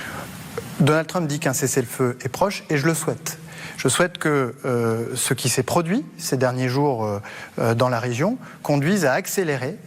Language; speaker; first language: French; native; French